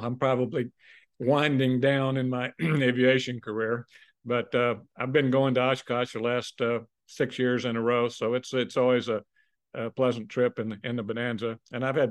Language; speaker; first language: English; native; English